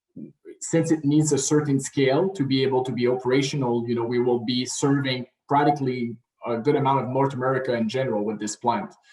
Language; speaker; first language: English; non-native, local second language; French